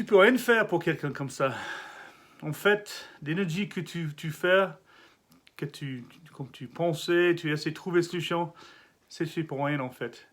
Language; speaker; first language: French; non-native, learner; English